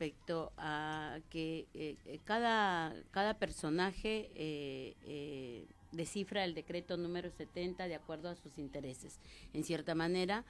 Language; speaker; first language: Spanish; native; Spanish